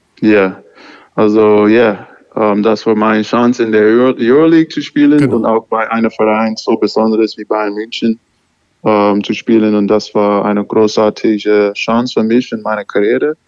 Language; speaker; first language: German; non-native, learner; English